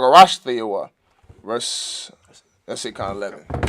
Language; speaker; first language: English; native; English